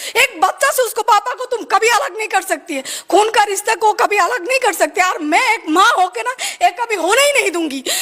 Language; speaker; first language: Hindi; non-native, fluent; Bangla